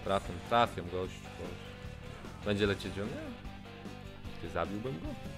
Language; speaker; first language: Polish; native; Polish